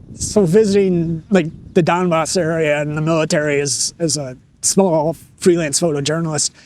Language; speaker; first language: English; native; English